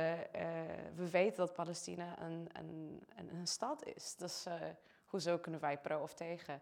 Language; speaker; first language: Dutch; non-native, fluent; Portuguese